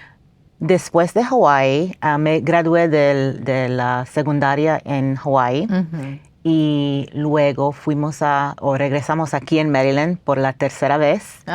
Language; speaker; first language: Spanish; non-native, fluent; English